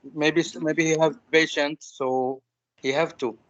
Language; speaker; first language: English; non-native, learner; Arabic